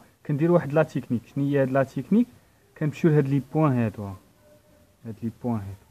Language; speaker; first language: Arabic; native; Arabic